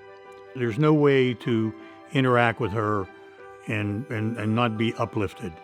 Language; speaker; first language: English; native; English